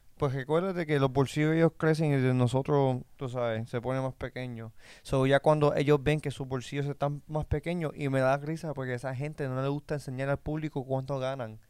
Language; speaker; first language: Spanish; early bilingual, heritage; Spanish